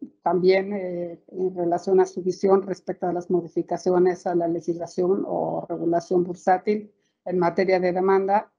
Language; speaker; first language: Spanish; native; Spanish